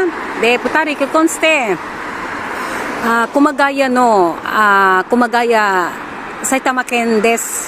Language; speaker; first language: Japanese; non-native, learner; Filipino